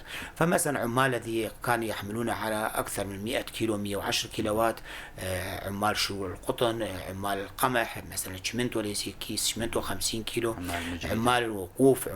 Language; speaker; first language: Arabic; non-native, local second language; Kurdish